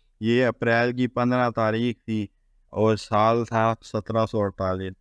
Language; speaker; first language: Urdu; native; Urdu